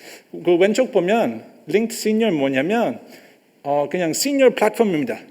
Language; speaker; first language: Korean; non-native, learner; English